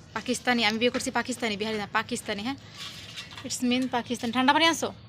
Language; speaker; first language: Bangla; native; Bangla